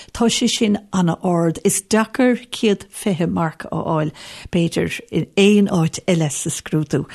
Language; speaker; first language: Irish; native; Irish